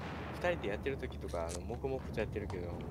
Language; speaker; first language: Japanese; native; Japanese